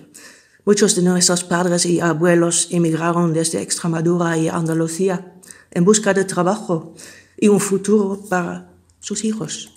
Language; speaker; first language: Spanish; non-native, fluent; Dutch